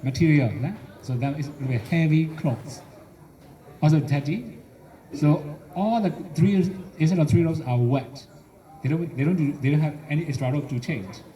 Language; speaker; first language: English; non-native, fluent; Burmese